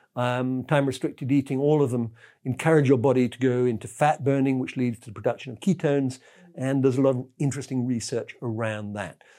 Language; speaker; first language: English; native; English